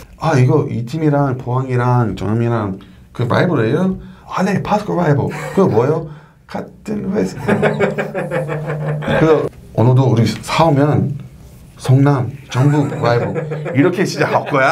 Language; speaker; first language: Korean; non-native, learner; English